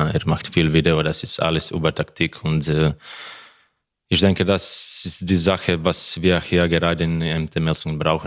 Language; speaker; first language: German; non-native, learner; Croatian